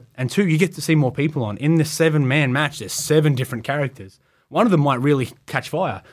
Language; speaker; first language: English; native; English